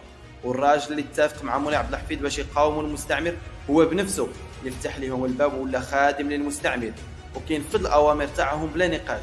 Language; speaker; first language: Arabic; native; Arabic